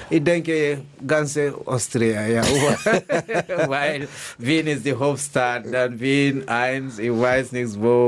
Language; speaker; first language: German; non-native, learner; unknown